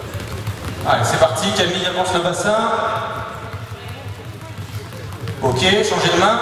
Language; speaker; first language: French; native; French